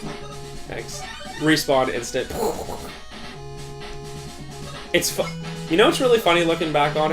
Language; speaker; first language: English; native; English